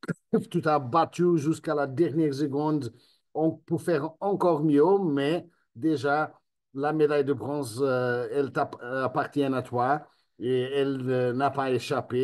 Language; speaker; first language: French; non-native, fluent; Spanish